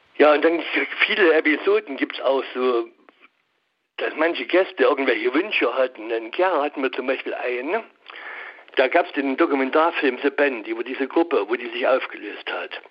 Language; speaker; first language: German; native; German